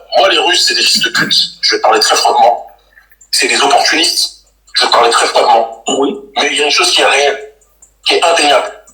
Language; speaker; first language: French; native; French